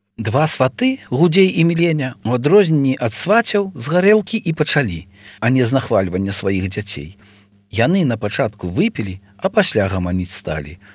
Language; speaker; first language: Belarusian; native; Belarusian